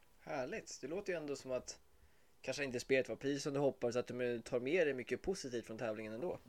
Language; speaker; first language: Swedish; native; Swedish